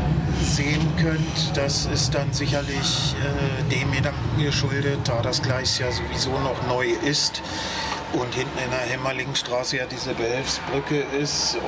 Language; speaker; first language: German; native; German